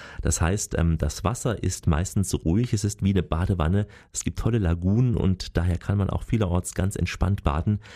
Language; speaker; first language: German; native; German